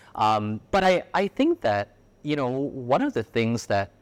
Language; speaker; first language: English; native; English